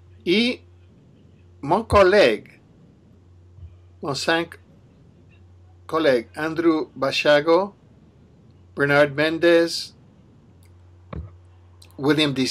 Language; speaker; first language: French; non-native, learner; English